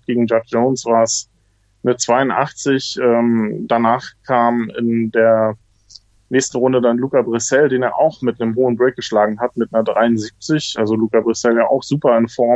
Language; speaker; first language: German; native; German